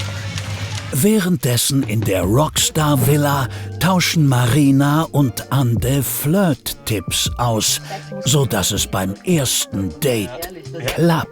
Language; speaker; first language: German; native; German